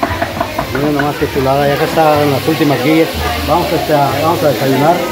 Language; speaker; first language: Spanish; native; Spanish